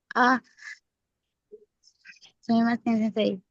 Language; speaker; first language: Japanese; non-native, learner; Indonesian